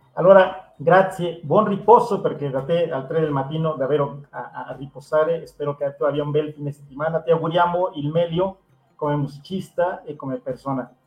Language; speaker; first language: Italian; non-native, fluent; Spanish